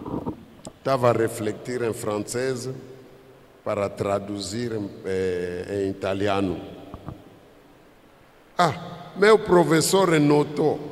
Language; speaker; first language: Portuguese; non-native, fluent; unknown